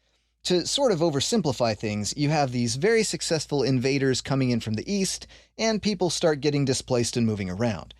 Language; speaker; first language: English; native; English